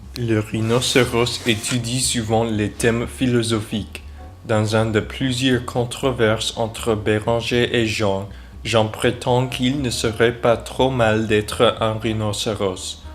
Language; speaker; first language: French; non-native, learner; English